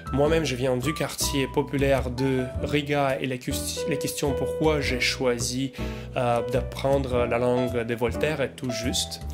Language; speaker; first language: French; non-native, fluent; Russian